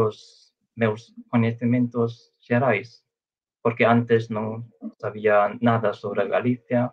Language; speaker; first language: Portuguese; non-native, fluent; Chinese